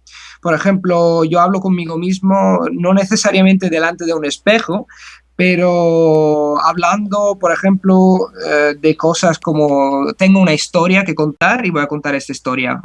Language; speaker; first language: Spanish; non-native, fluent; Italian